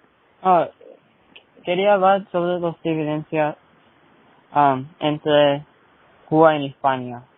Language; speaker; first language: Spanish; early bilingual, heritage; Spanish